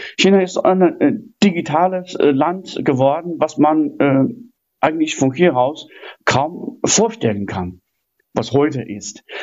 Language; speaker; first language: German; non-native, fluent; Chinese